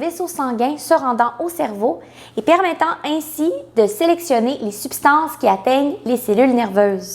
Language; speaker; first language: French; native; French